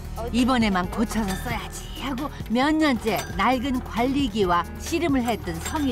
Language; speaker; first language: Korean; native; Korean